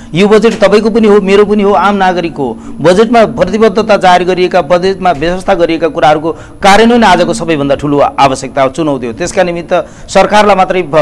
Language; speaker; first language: Nepali; native; Nepali